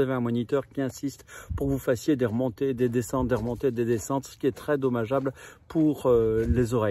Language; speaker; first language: French; native; French